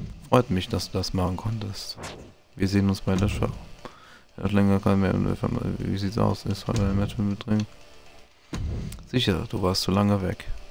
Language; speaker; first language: German; native; German